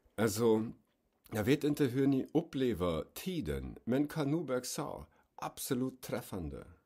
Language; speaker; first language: Swedish; non-native, fluent; German